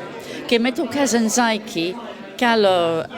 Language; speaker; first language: Greek; non-native, learner; English